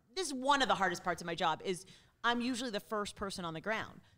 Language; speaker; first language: English; native; English